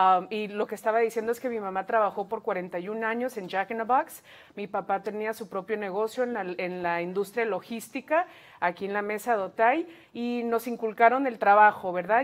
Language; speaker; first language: Spanish; early bilingual, heritage; Spanish